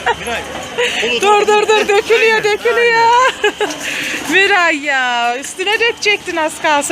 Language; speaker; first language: Turkish; native; Turkish